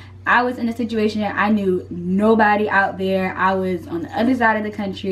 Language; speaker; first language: English; native; English